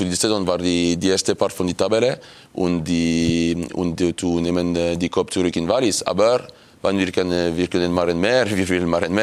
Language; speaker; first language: German; non-native, local second language; French